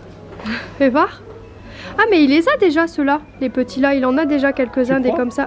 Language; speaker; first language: French; native; French